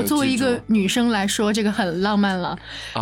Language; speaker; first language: Chinese; native; Chinese